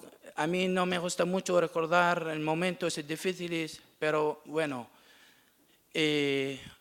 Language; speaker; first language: Spanish; non-native, learner; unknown